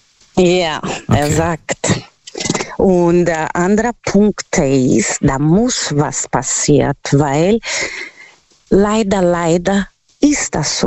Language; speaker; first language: German; non-native, fluent; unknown